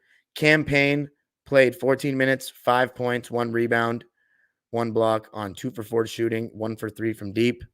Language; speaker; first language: English; native; English